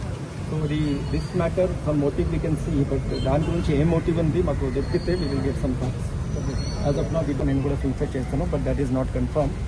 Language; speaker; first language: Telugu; non-native, learner; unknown